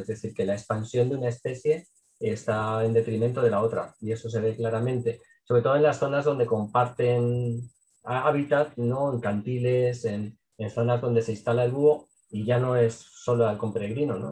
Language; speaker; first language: Spanish; native; Spanish